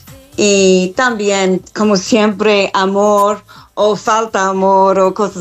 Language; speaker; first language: Spanish; non-native, fluent; English